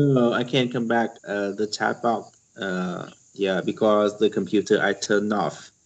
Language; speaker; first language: English; non-native, learner; Vietnamese